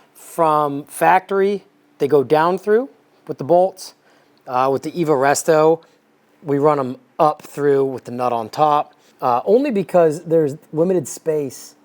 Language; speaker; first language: English; native; English